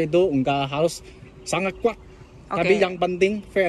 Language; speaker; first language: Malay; non-native, learner; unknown